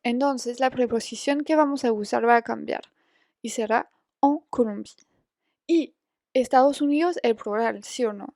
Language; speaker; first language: Spanish; non-native, fluent; French